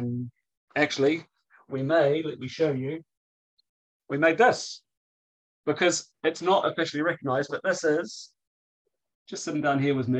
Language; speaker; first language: English; native; English